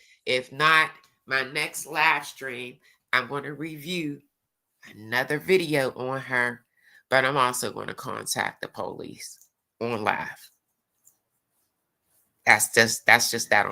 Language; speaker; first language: English; native; English